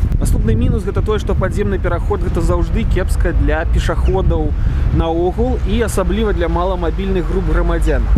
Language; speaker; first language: Belarusian; non-native, local second language; Russian